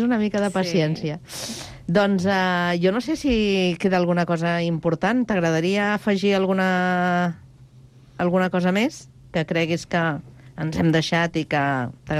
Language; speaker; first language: Catalan; native; Catalan